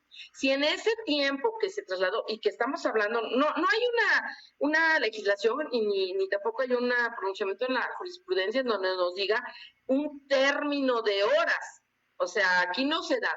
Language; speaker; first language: Spanish; native; Spanish